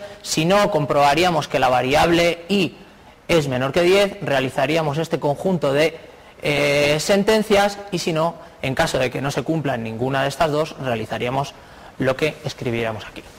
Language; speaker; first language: Spanish; native; Spanish